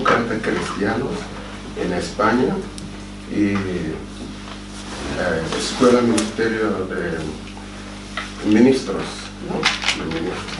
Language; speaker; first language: Spanish; non-native, fluent; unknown